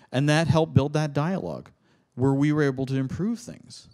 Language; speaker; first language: English; native; English